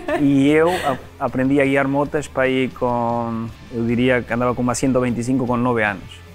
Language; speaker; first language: Portuguese; non-native, fluent; Spanish